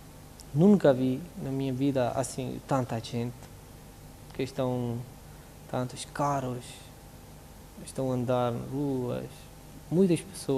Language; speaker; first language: Portuguese; non-native, learner; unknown